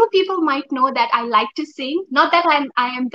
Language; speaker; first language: English; non-native, local second language; Nepali